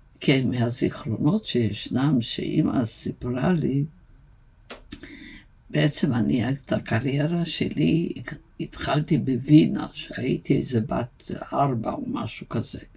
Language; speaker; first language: Hebrew; non-native, fluent; Yiddish